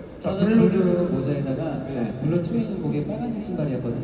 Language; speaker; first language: Korean; native; Korean